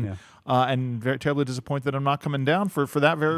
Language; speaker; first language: English; native; English